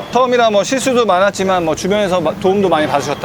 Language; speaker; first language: Korean; native; Korean